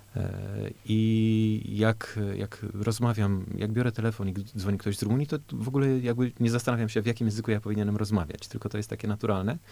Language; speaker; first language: Polish; early bilingual, heritage; Polish